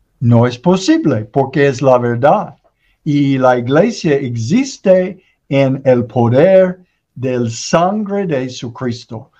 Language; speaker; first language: Spanish; non-native, learner; English